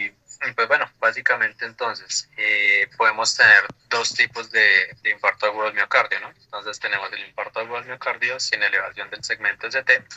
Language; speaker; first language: Spanish; native; Spanish